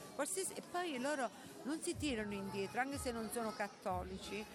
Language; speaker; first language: Italian; native; Italian